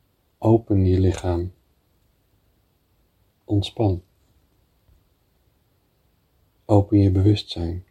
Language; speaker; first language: Dutch; native; Dutch